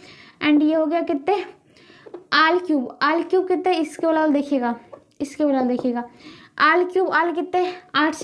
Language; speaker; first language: Hindi; native; Hindi